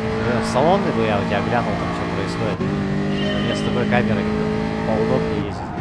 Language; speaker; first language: Russian; native; Russian